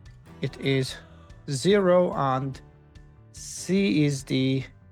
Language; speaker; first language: English; non-native, fluent; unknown